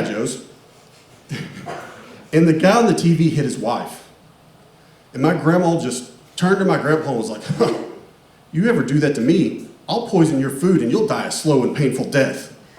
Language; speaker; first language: English; native; English